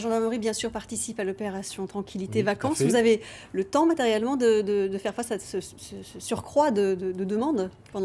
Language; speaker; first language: French; native; French